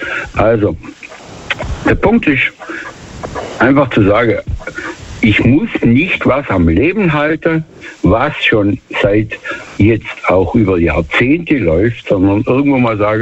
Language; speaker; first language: German; native; German